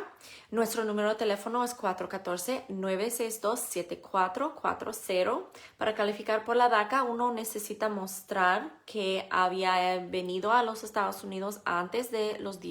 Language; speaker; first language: Spanish; non-native, fluent; English